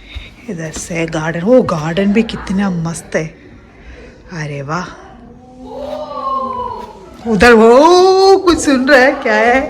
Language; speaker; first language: Hindi; non-native, local second language; Malayalam